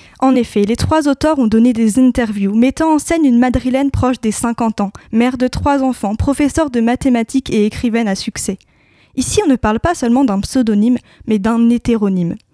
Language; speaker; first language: French; native; French